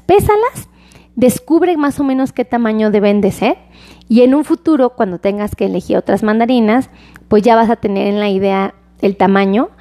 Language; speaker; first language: Spanish; native; Spanish